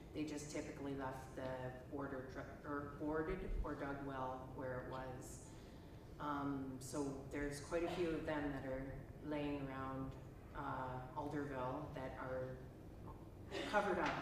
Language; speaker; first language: English; native; English